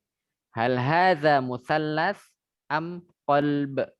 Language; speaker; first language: Arabic; non-native, fluent; Indonesian